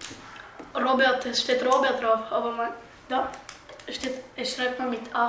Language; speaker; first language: German; early bilingual, other home language; Bulgarian